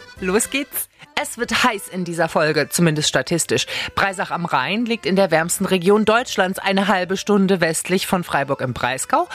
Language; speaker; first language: German; native; German